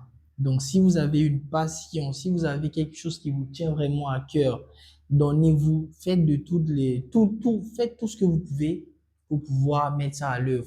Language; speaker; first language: French; non-native, local second language; Sango